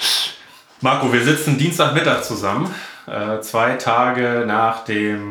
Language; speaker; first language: German; native; German